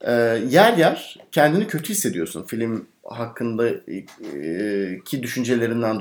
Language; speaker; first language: Turkish; native; Turkish